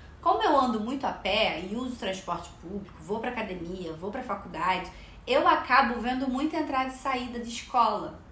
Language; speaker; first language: Portuguese; native; Portuguese